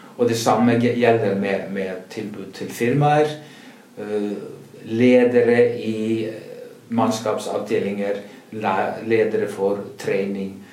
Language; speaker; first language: Norwegian; non-native, fluent; Icelandic